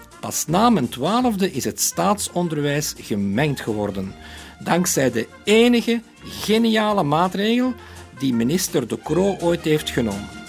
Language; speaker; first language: Dutch; native; Dutch